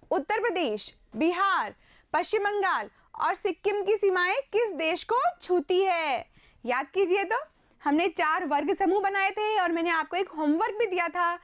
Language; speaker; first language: Hindi; native; Hindi